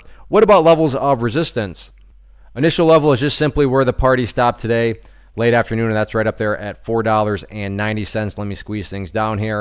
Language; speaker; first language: English; native; English